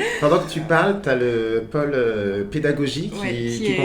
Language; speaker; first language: French; native; French